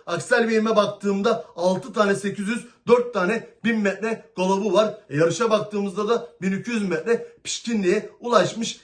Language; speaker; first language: Turkish; native; Turkish